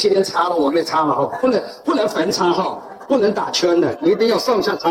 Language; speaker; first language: Chinese; native; Chinese